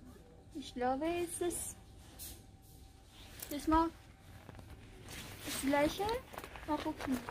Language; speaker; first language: German; non-native, learner; Filipino